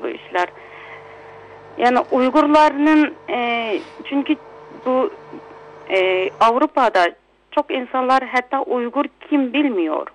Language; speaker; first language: Turkish; non-native, local second language; Uyghur